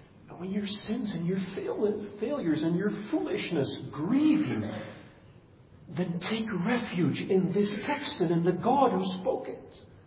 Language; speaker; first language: English; native; English